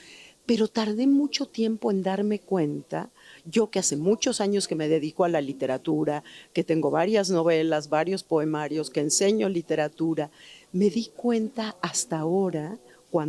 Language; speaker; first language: Spanish; native; Spanish